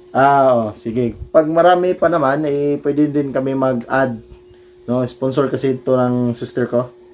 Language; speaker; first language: Filipino; non-native, local second language; Cebuano